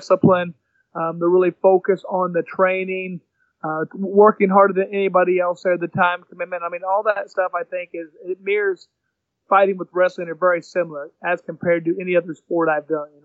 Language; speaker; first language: English; native; English